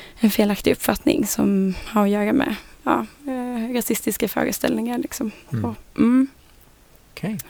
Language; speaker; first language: Swedish; native; Swedish